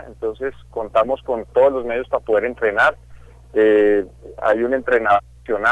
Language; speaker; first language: Spanish; native; Spanish